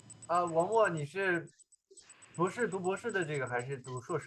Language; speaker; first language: Chinese; native; Chinese